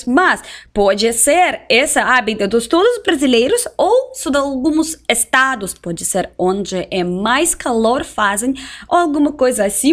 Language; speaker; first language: Portuguese; non-native, fluent; Russian